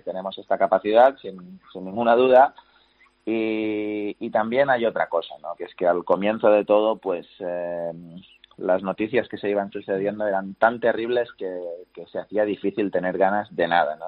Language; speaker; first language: Spanish; native; Spanish